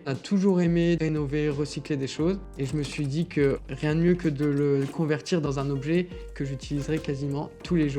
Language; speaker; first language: French; native; French